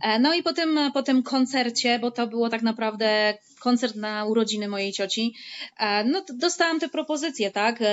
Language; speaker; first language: Polish; native; Polish